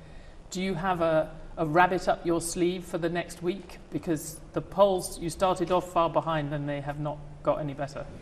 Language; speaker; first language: English; native; English